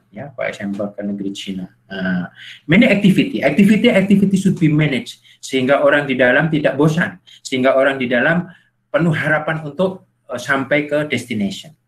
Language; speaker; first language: English; non-native, learner; Indonesian